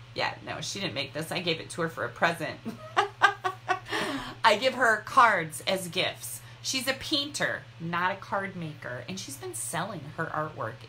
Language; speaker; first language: English; native; English